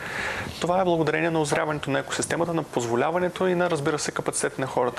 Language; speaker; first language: Bulgarian; native; Bulgarian